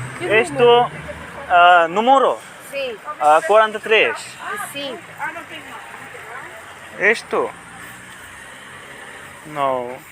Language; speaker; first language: Portuguese; non-native, learner; Bangla